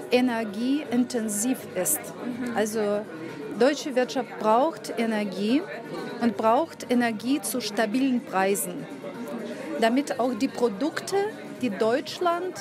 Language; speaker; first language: German; non-native, fluent; Russian